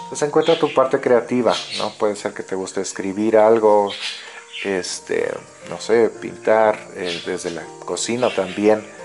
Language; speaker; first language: Spanish; native; Spanish